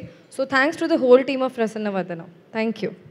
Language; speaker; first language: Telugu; non-native, fluent; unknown